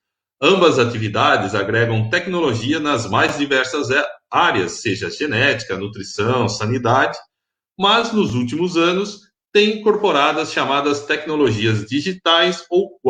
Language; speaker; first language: Portuguese; native; Portuguese